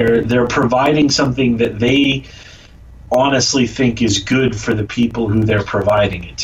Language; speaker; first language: English; native; English